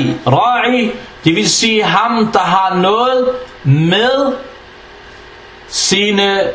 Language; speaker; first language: Danish; non-native, fluent; Arabic